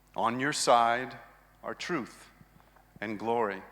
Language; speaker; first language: English; native; English